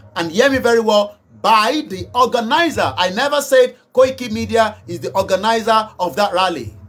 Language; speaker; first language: English; non-native, local second language; Yoruba